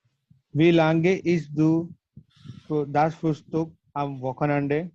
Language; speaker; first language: German; non-native, learner; Gujarati